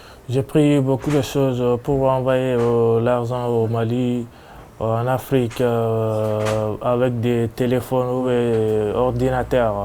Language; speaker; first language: French; non-native, learner; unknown